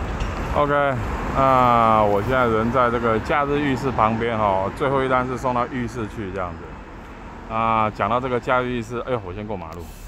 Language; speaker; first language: Chinese; native; Chinese